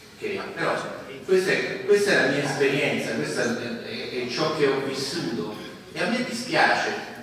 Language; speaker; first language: Italian; native; Italian